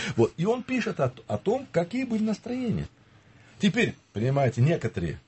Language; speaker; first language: Russian; early bilingual, heritage; Russian